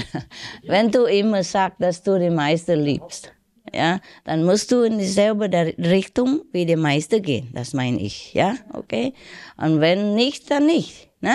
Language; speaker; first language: German; non-native, learner; Vietnamese